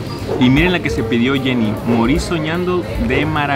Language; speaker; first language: Spanish; native; Spanish